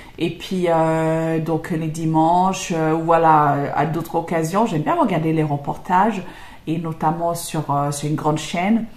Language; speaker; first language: French; non-native, fluent; English